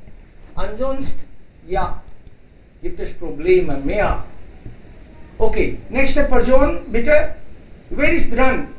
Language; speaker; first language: German; non-native, fluent; Hindi